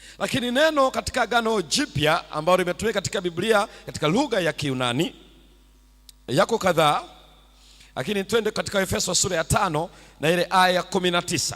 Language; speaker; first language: Swahili; native; Swahili